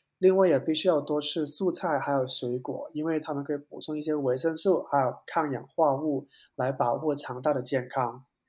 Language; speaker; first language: Chinese; non-native, local second language; Cantonese